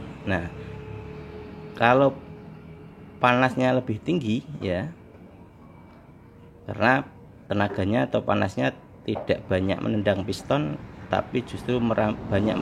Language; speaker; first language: Indonesian; native; Indonesian